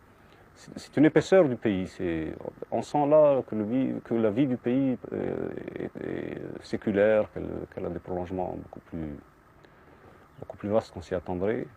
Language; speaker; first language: French; non-native, local second language; Arabic